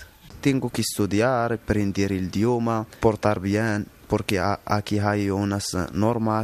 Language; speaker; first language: Spanish; non-native, learner; Arabic